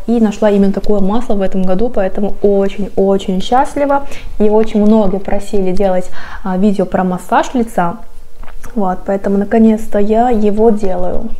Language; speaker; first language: Russian; non-native, fluent; Korean